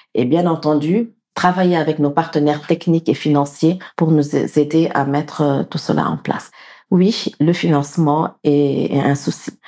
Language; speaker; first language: French; non-native, local second language; Wolof